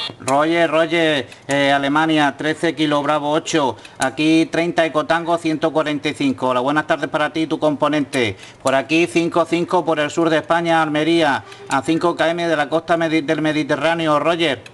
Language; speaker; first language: Spanish; native; Spanish